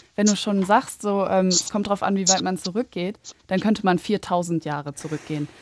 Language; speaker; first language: German; native; German